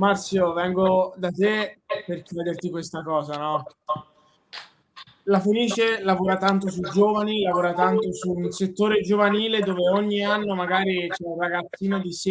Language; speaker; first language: Italian; native; Italian